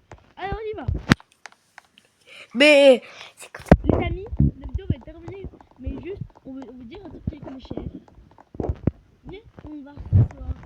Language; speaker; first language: French; native; French